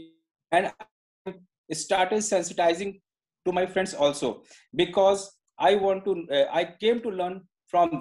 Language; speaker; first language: English; non-native, local second language; Hindi